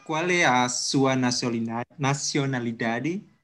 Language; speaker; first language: Portuguese; non-native, learner; Indonesian